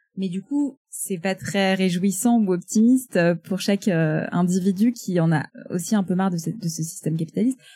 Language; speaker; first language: French; native; French